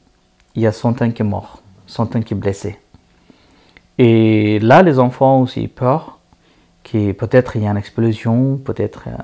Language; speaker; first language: French; non-native, learner; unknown